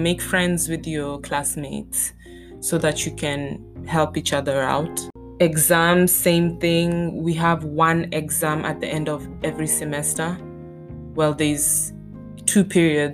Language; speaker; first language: English; non-native, local second language; Tswana